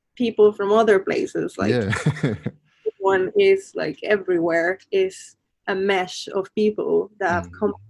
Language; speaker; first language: English; non-native, fluent; Spanish